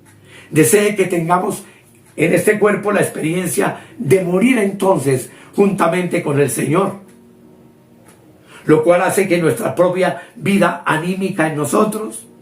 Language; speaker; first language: Spanish; native; Spanish